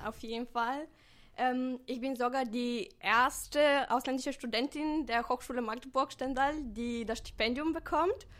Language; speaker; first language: German; non-native, fluent; Bulgarian